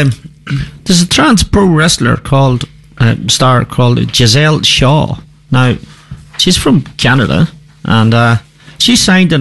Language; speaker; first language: English; native; English